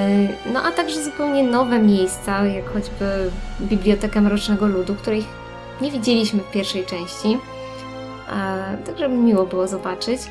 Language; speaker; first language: Polish; native; Polish